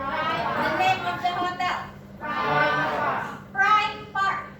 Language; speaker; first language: English; non-native, fluent; Indonesian